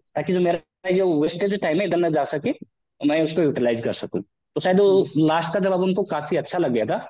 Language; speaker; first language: Hindi; native; Hindi